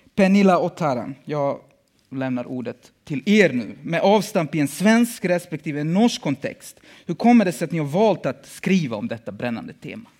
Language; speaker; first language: Swedish; early bilingual, other home language; Bosnian